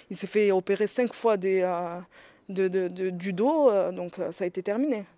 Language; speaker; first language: French; early bilingual, other home language; Riffian